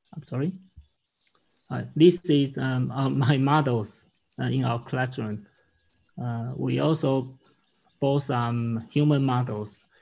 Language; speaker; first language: English; non-native, learner; Chinese